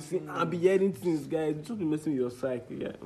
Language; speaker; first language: English; non-native, local second language; Yoruba